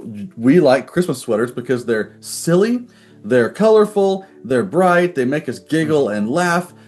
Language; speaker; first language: English; native; English